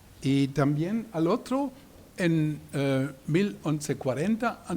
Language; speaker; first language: Spanish; non-native, learner; German